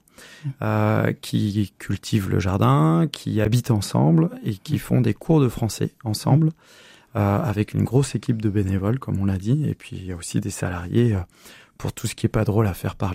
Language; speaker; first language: French; native; French